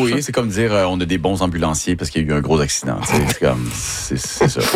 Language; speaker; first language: French; native; French